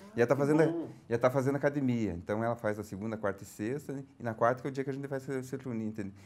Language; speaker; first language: Portuguese; native; Portuguese